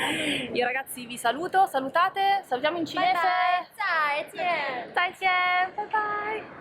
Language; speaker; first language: Italian; native; Italian